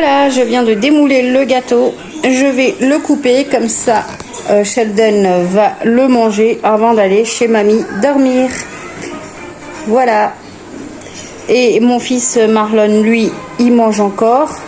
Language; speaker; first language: French; native; French